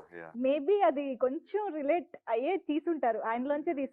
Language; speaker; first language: Telugu; native; Telugu